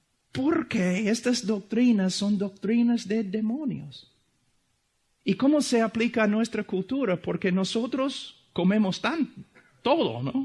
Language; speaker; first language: Spanish; non-native, fluent; English